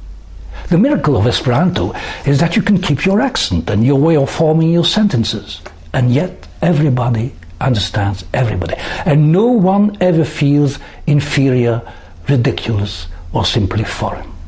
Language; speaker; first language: English; non-native, fluent; French